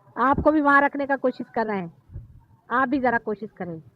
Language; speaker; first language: Hindi; non-native, local second language; Marathi